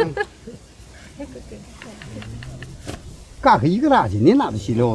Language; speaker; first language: Russian; non-native, learner; Chinese